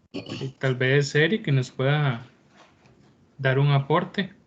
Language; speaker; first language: Spanish; native; Spanish